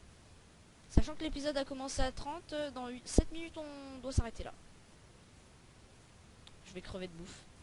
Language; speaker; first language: French; native; French